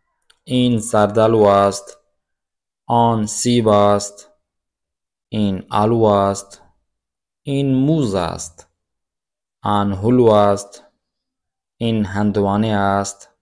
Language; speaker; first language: Persian; non-native, fluent; Urdu